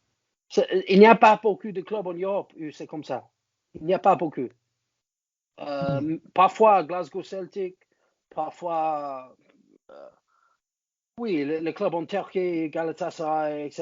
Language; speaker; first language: French; non-native, learner; English